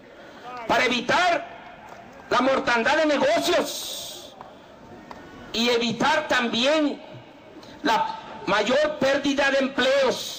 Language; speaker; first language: Spanish; native; Spanish